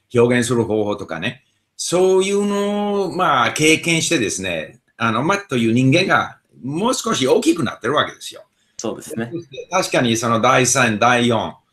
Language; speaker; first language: Japanese; non-native, fluent; English